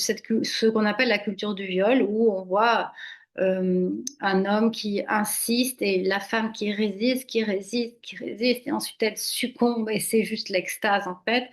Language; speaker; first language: French; native; French